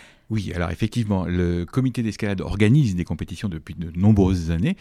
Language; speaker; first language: French; native; French